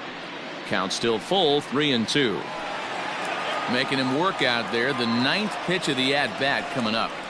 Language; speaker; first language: English; native; English